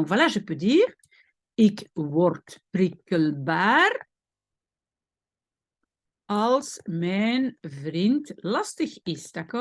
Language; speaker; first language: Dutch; non-native, fluent; French